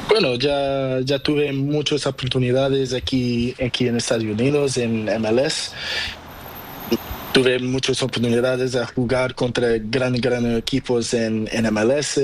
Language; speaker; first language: Spanish; non-native, learner; Portuguese